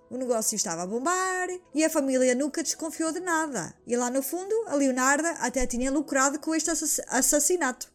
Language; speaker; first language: Portuguese; early bilingual, heritage; Portuguese